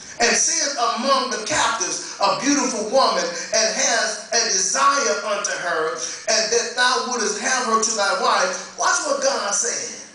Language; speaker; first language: English; native; English